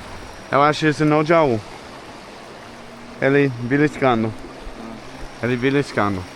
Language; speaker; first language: Portuguese; non-native, learner; English